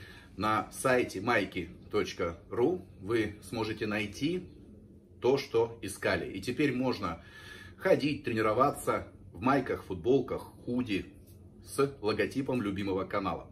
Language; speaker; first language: Russian; native; Russian